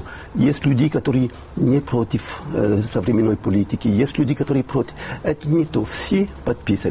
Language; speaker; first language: Russian; non-native, fluent; French